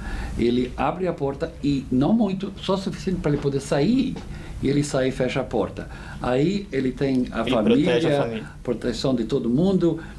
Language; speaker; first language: Portuguese; non-native, fluent; English